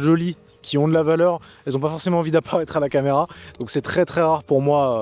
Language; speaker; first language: French; native; French